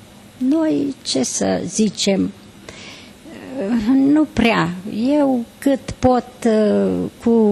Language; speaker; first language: Romanian; non-native, local second language; Hungarian